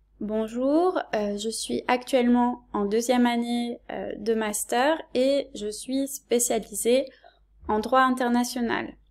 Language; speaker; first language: French; native; French